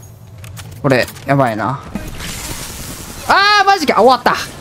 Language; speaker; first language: Japanese; native; Japanese